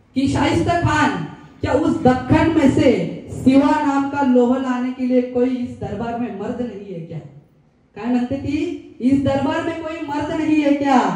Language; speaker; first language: Hindi; non-native, local second language; Marathi